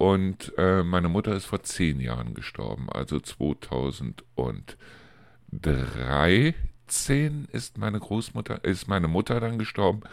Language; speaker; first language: German; native; German